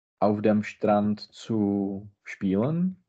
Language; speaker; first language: German; non-native, learner; Czech